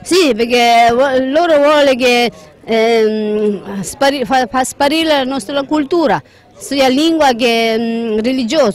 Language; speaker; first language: Italian; non-native, learner; Tibetan